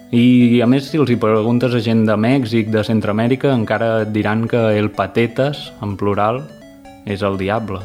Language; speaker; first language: Catalan; native; Catalan